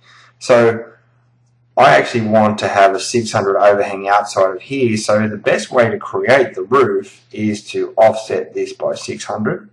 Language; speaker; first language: English; native; English